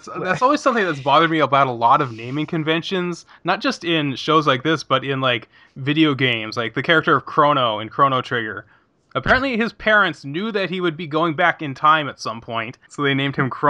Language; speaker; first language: English; native; English